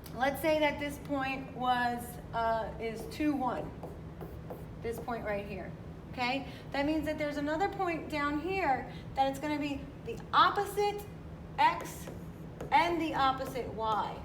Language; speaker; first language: English; native; English